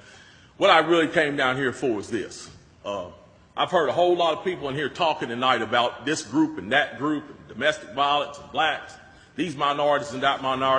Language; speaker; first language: English; native; English